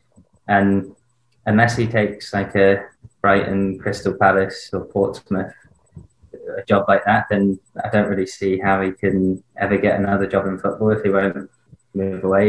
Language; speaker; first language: English; native; English